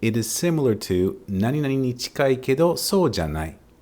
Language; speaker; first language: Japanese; non-native, fluent; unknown